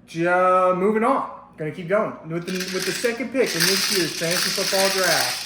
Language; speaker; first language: English; native; English